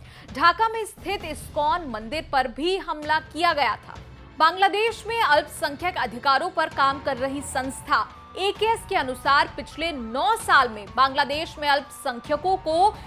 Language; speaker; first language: Hindi; native; Hindi